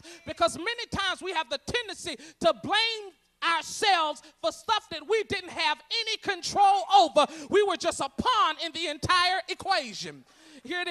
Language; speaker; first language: English; native; English